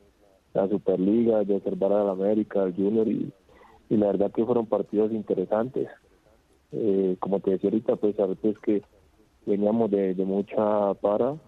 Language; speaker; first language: Spanish; native; Spanish